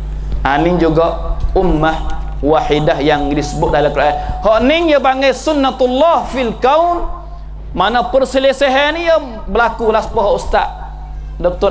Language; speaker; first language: Malay; native; Malay